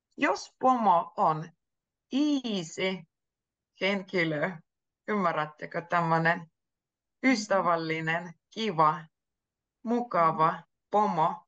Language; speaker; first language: Finnish; native; Finnish